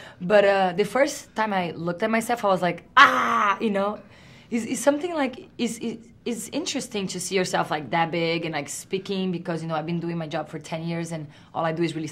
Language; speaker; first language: English; non-native, fluent; Portuguese